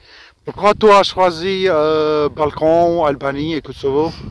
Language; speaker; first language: French; non-native, learner; Albanian